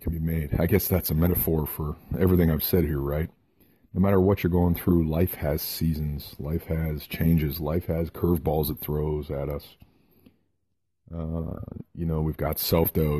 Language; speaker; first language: English; native; English